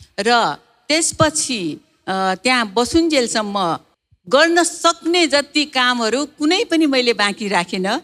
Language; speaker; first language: Nepali; non-native, local second language; Newari